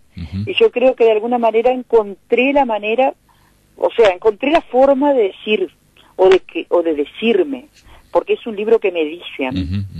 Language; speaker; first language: Spanish; native; Spanish